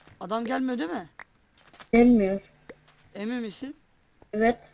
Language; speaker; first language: Turkish; native; Turkish